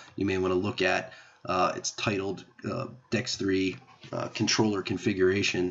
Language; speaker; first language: English; native; English